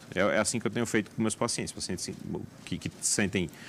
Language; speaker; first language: Portuguese; native; Portuguese